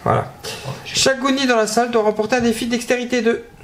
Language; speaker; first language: French; native; French